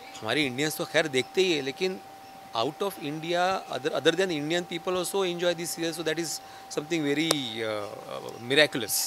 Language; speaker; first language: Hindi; non-native, local second language; Marathi